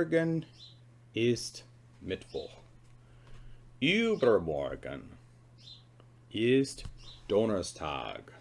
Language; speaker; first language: German; non-native, fluent; English